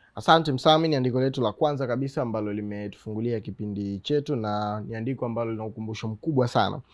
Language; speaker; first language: Swahili; native; Swahili